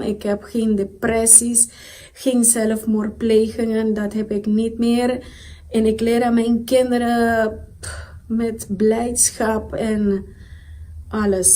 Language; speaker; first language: Dutch; non-native, local second language; Papiamento